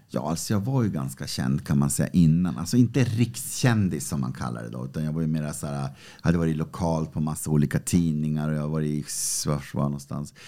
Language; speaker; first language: Swedish; native; Swedish